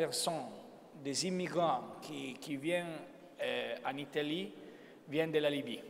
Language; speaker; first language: French; non-native, fluent; Italian